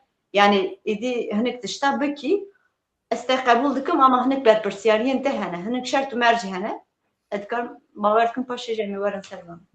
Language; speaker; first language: Kurdish; native; Kurdish